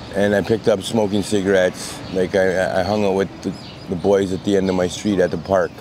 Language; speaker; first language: English; native; English